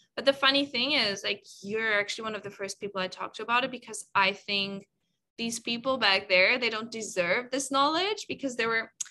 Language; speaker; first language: English; non-native, fluent; German